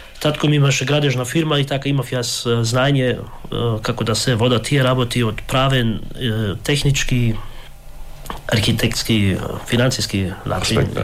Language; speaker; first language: Macedonian; early bilingual, heritage; Macedonian